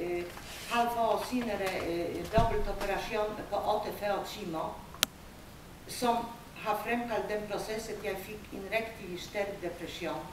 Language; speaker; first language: Danish; non-native, fluent; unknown